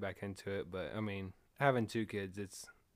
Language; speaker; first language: English; native; English